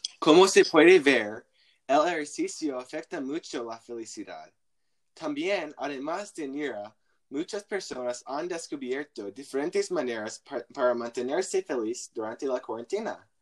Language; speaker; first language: Spanish; non-native, learner; English